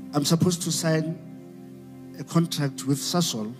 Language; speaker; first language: English; non-native, local second language; Southern Sotho